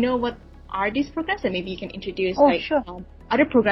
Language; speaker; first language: English; non-native, local second language; Malay